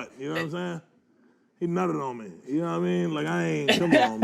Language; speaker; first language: English; native; English